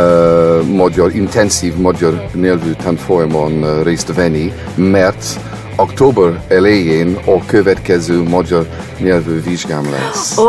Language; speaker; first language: Hungarian; non-native, learner; English